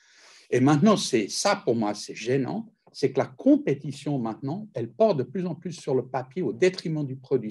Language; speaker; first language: French; native; French